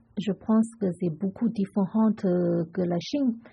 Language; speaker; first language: French; non-native, learner; Chinese